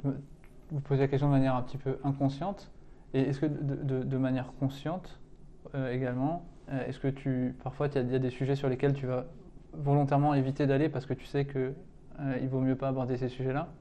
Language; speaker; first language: French; native; French